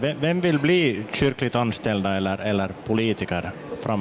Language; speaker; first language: Swedish; native; Swedish